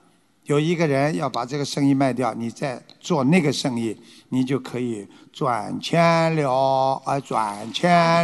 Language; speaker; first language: Chinese; native; Chinese